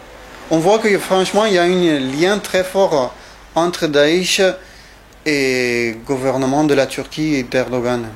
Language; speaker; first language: French; non-native, fluent; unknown